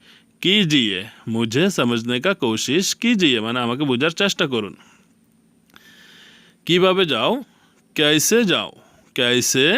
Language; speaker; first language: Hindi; non-native, learner; Bangla